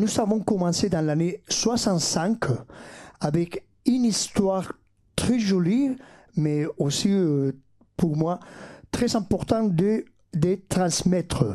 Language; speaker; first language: French; non-native, fluent; Basque